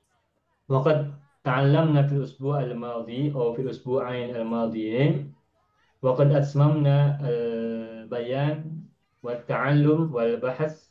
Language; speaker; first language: Arabic; non-native, fluent; Indonesian